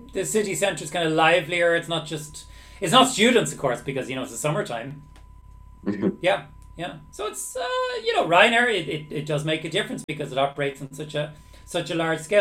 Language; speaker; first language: English; native; English